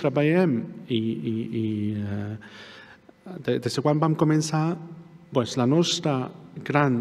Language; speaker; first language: Catalan; non-native, fluent; Arabic